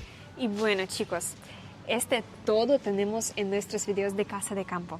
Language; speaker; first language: Spanish; non-native, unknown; Russian